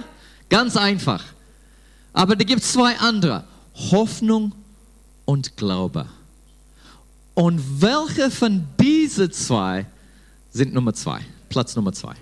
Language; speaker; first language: German; non-native, fluent; English